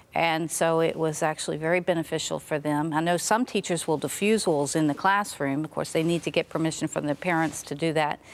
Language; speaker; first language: English; native; English